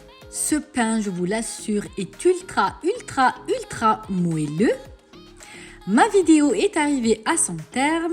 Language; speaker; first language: French; native; French